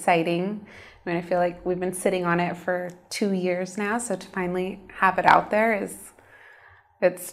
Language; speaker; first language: English; native; English